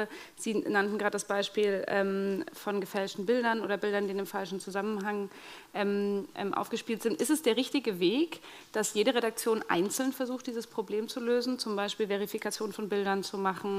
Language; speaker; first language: German; native; German